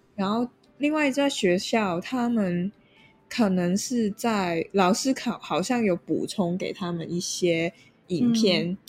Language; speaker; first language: Chinese; non-native, local second language; Cantonese